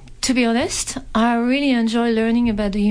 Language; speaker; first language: English; non-native, fluent; French